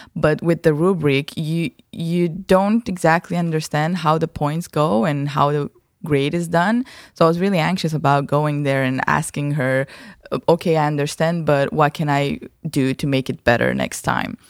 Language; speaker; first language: English; non-native, fluent; Romanian